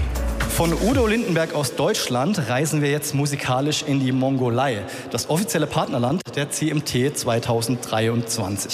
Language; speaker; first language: German; native; German